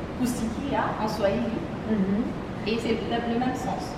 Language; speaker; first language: French; non-native, local second language; Lingala